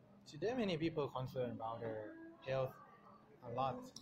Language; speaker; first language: English; non-native, learner; Thai